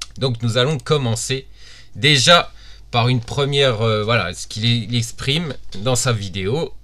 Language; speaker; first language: French; native; French